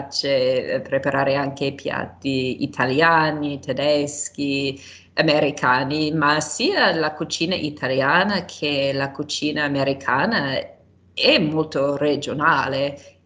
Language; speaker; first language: Italian; non-native, fluent; English